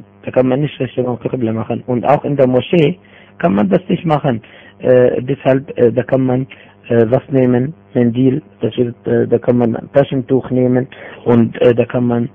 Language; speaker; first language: German; non-native, fluent; Arabic